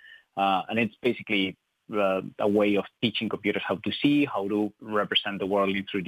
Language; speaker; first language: English; non-native, fluent; Spanish